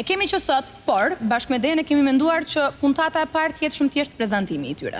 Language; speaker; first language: Albanian; native; Albanian